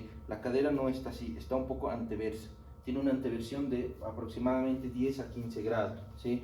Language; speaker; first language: Spanish; native; Spanish